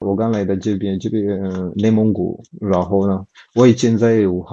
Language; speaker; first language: Chinese; non-native, learner; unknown